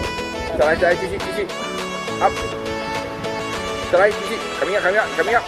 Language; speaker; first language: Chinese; non-native, learner; Thai